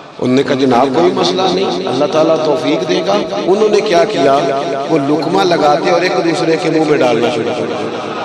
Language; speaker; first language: Urdu; non-native, local second language; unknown